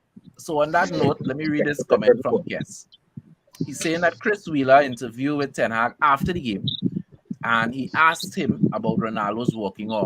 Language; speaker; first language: English; native; English